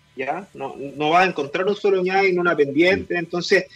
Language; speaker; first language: Spanish; native; Spanish